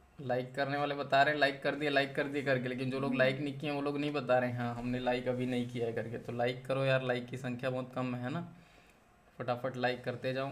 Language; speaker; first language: Hindi; native; Hindi